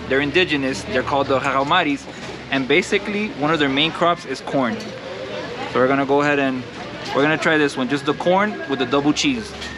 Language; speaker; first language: English; early bilingual, other home language; Spanish